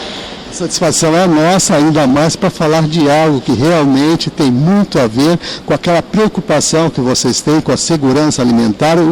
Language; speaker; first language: Portuguese; native; Portuguese